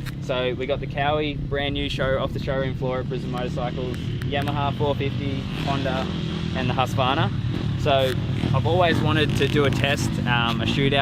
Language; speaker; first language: English; native; English